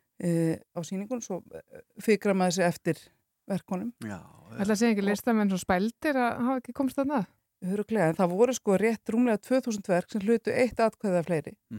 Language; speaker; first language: Icelandic; native; Icelandic